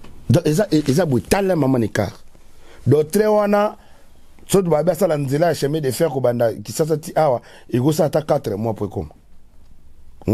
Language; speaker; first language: French; non-native, local second language; Lingala